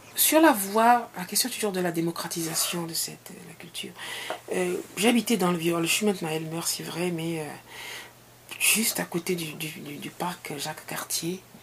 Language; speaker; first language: French; non-native, local second language; Ewe